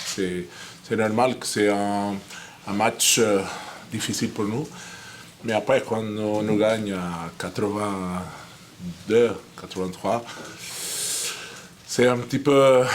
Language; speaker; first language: French; non-native, fluent; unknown